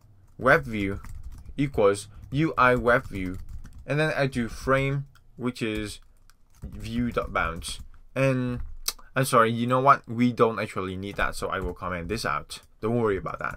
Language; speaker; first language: English; non-native, fluent; Vietnamese